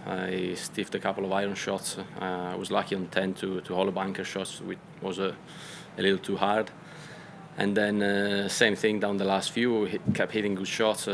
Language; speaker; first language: English; non-native, fluent; Italian